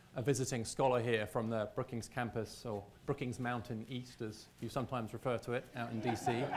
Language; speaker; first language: English; native; English